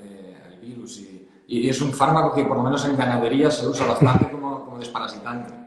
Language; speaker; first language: Spanish; native; Spanish